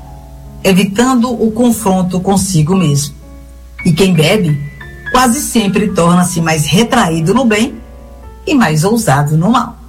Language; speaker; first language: Portuguese; native; Portuguese